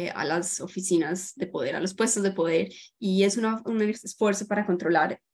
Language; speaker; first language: Spanish; native; Spanish